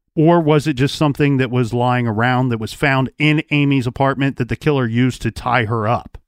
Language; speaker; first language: English; native; English